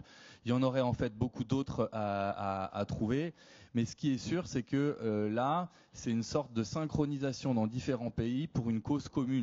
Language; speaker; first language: French; native; French